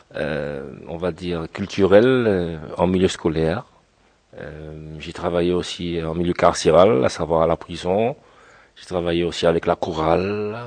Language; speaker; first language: French; native; French